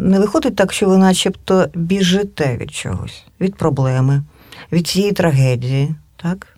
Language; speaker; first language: Ukrainian; native; Ukrainian